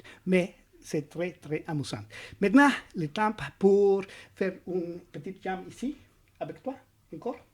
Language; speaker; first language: French; non-native, learner; Spanish